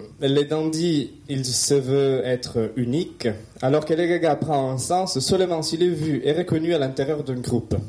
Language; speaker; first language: French; non-native, fluent; Italian